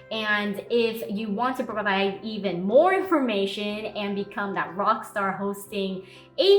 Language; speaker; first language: English; native; English